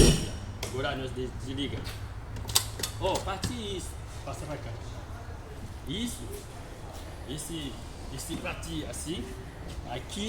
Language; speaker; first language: Portuguese; non-native, learner; Haitian Creole